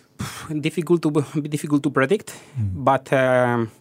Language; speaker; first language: English; non-native, fluent; Spanish